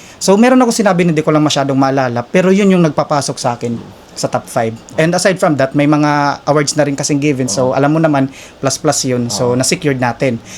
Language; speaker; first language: Filipino; non-native, local second language; Waray